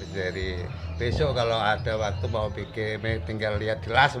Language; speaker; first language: Indonesian; non-native, local second language; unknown